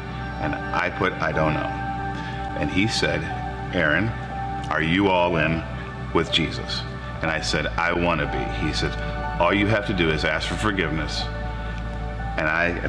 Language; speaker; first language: English; native; English